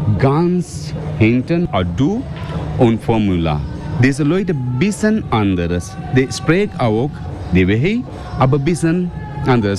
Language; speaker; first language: German; non-native, learner; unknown